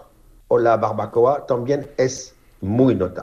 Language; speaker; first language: Spanish; non-native, fluent; French